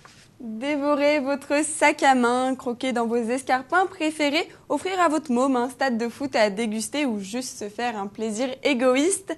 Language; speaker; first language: French; native; French